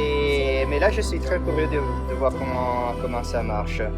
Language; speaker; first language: French; non-native, fluent; Spanish